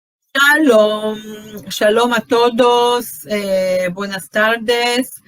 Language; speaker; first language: Spanish; non-native, fluent; Portuguese